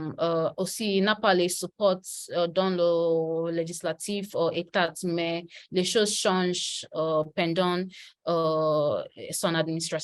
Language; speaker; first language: French; non-native, learner; Yoruba